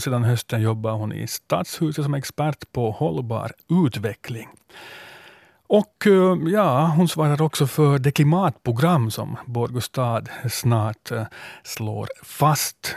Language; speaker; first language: Swedish; native; Swedish